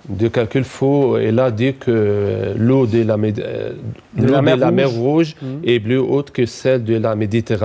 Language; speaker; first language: French; non-native, fluent; Arabic